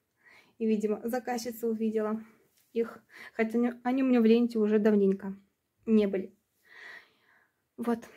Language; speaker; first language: Russian; native; Russian